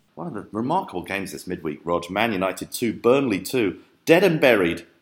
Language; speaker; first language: English; native; English